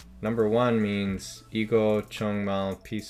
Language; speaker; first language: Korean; non-native, learner; English